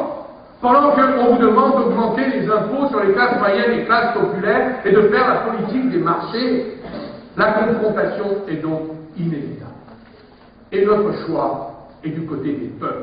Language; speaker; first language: French; native; French